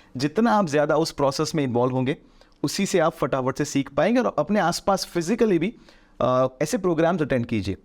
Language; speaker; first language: Hindi; non-native, local second language; Gujarati